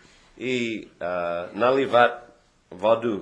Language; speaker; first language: Russian; non-native, fluent; English